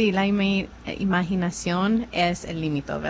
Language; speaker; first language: Spanish; non-native, fluent; English